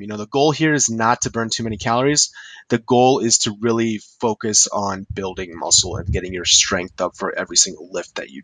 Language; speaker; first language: English; native; English